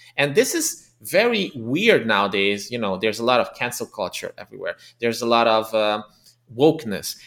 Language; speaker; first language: English; non-native, fluent; Hungarian